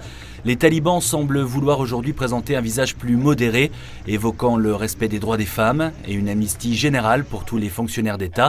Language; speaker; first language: French; native; French